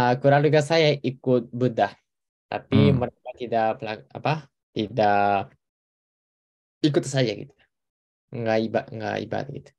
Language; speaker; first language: Indonesian; non-native, fluent; Japanese